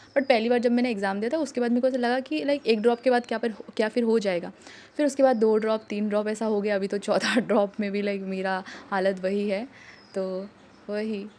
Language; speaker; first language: Hindi; non-native, local second language; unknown